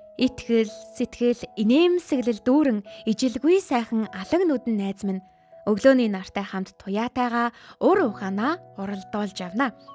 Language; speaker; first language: Mongolian; native; Mongolian